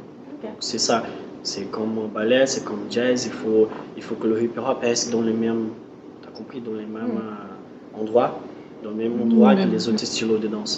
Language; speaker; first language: French; non-native, learner; Portuguese